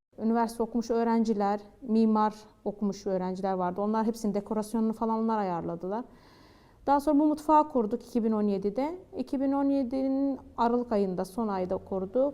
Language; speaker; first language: Turkish; native; Turkish